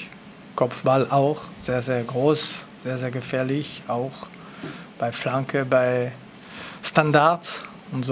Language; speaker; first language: German; non-native, local second language; French